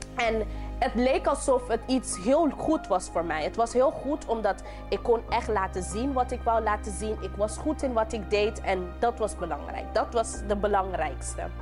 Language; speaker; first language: Dutch; non-native, local second language; English